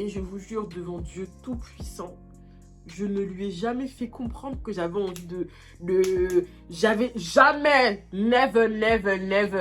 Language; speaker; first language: French; native; French